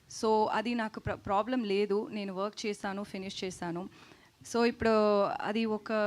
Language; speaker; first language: Telugu; non-native, learner; Tamil